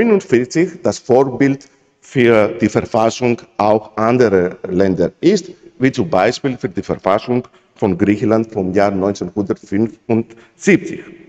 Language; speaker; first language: German; non-native, fluent; Greek